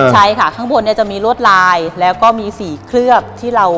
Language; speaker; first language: Thai; native; Thai